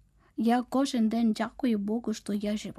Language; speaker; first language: Ukrainian; non-native, learner; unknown